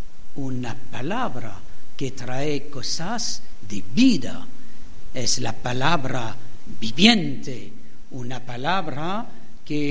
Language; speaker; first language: Spanish; non-native, fluent; French